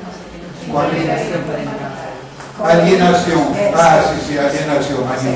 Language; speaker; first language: Spanish; non-native, learner; Italian